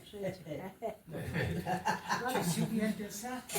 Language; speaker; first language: French; non-native, fluent; English